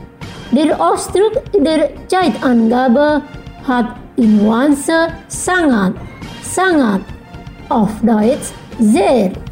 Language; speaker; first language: German; non-native, learner; Indonesian